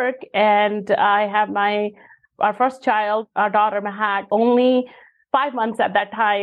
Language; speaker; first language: English; non-native, local second language; Punjabi